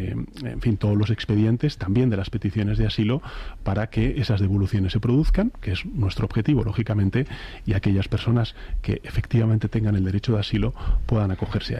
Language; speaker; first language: Spanish; native; Spanish